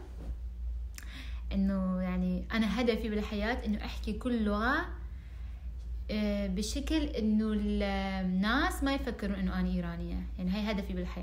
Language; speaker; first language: Arabic; non-native, fluent; Persian